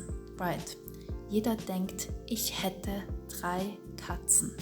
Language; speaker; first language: German; non-native, fluent; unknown